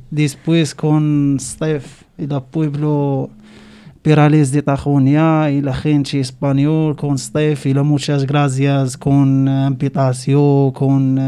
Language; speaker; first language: Spanish; non-native, learner; Arabic